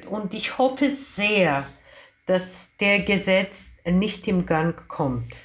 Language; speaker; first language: German; non-native, fluent; Georgian